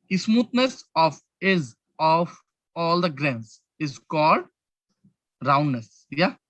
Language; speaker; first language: English; non-native, local second language; Bangla